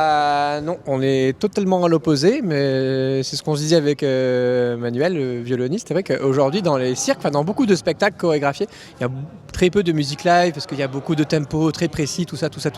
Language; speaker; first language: French; native; French